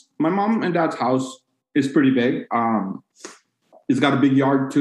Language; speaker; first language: English; non-native, local second language; Cebuano